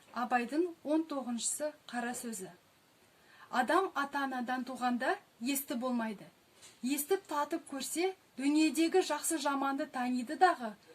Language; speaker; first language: Kazakh; non-native, local second language; Russian